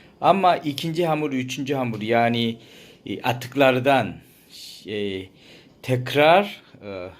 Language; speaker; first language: Turkish; non-native, learner; Korean